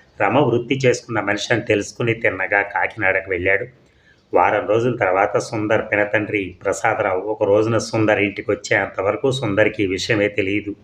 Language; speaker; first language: Telugu; native; Telugu